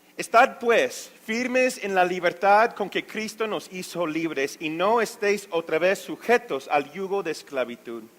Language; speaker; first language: Spanish; non-native, fluent; English